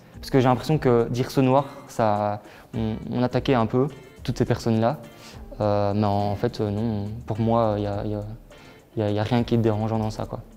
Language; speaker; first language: French; native; French